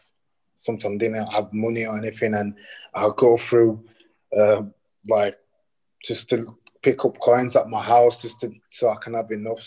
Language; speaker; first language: English; native; English